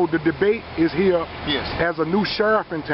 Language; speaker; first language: English; native; English